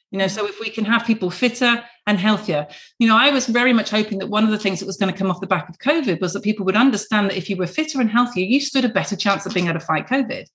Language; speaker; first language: English; native; English